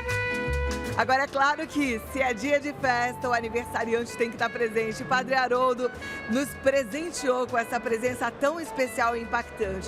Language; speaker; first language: Portuguese; native; Portuguese